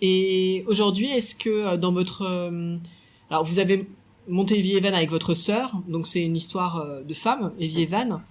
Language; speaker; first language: French; native; French